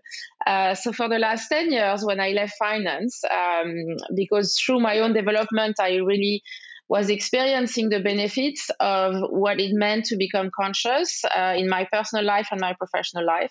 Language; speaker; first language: English; non-native, fluent; French